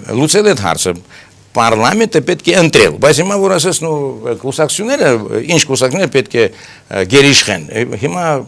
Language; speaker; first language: Armenian; native; Armenian